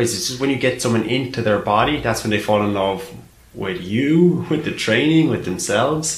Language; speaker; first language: English; native; English